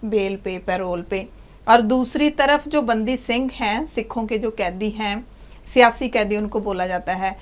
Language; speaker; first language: Hindi; non-native, local second language; Punjabi